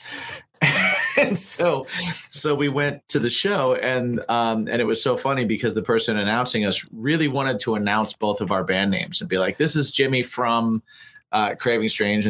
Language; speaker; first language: English; native; English